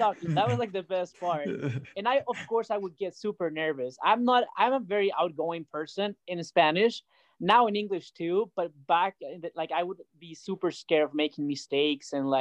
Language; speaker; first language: English; non-native, fluent; Spanish